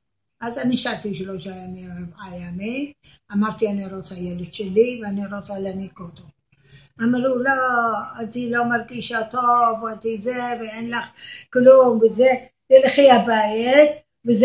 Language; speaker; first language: Hebrew; non-native, learner; Arabic